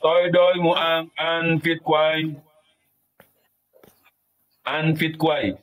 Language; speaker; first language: Vietnamese; non-native, learner; Indonesian